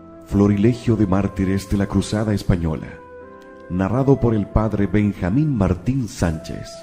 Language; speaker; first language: Spanish; native; Spanish